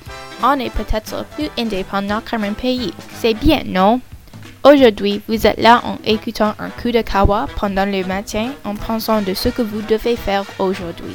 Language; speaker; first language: French; non-native, learner; English